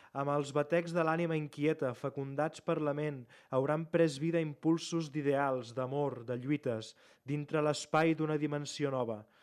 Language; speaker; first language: Catalan; native; Catalan